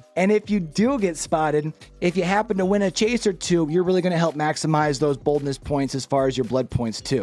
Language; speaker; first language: English; native; English